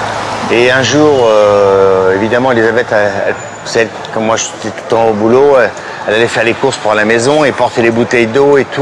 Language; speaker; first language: French; native; French